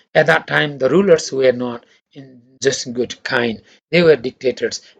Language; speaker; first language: English; non-native, local second language; Nepali